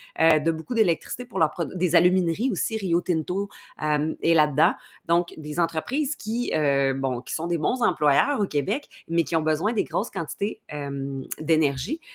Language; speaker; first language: French; native; French